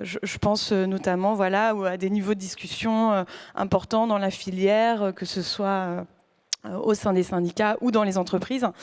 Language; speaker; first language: French; native; French